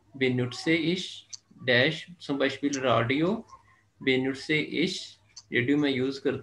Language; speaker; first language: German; non-native, fluent; Urdu